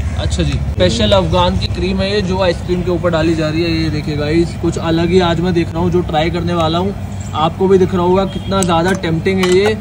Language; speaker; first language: Hindi; native; Hindi